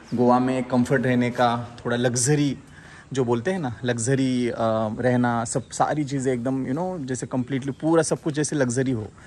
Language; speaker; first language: Hindi; non-native, local second language; Marathi